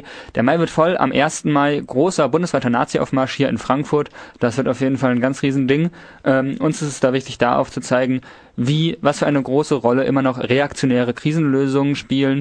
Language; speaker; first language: German; native; German